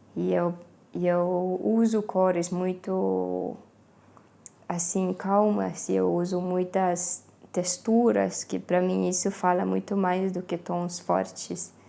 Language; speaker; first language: Portuguese; non-native, fluent; Estonian